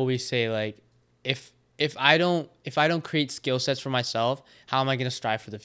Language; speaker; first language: English; native; English